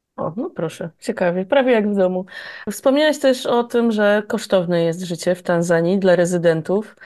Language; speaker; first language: Polish; native; Polish